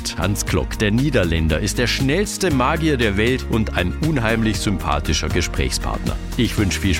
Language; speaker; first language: German; native; German